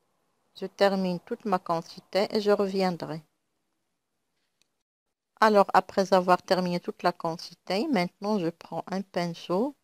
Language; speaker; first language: French; non-native, local second language; Arabic